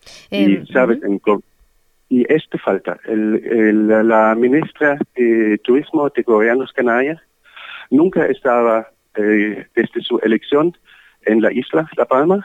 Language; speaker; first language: Spanish; non-native, learner; German